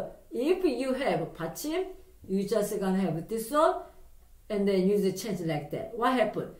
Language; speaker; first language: English; non-native, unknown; Korean